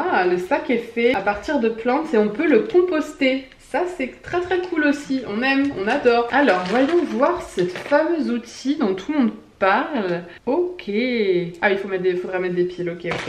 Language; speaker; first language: French; native; French